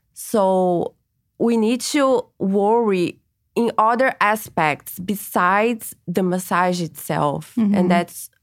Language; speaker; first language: English; non-native, fluent; Portuguese